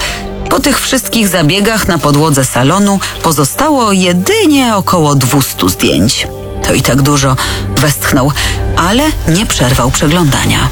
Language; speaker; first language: Polish; native; Polish